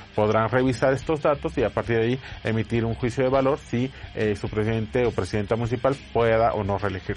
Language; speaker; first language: Spanish; native; Spanish